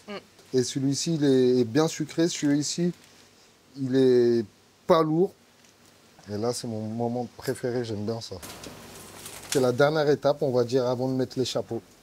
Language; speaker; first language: French; native; French